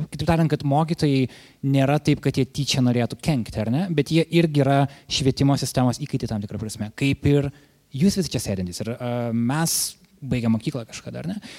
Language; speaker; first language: Lithuanian; native; Lithuanian